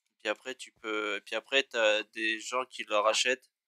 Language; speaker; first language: French; native; French